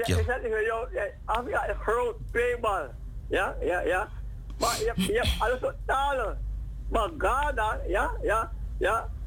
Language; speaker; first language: Dutch; non-native, learner; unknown